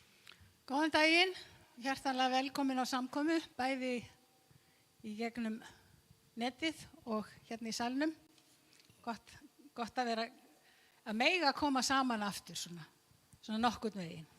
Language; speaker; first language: Icelandic; native; Icelandic